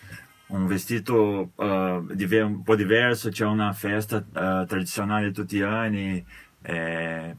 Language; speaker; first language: Italian; non-native, fluent; Portuguese